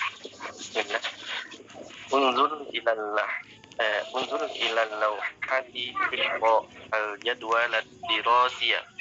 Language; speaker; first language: Arabic; non-native, learner; Indonesian